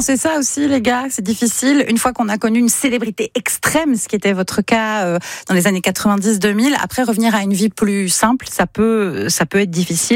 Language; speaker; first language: French; native; French